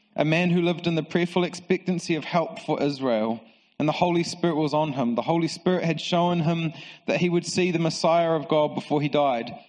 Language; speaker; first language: English; native; English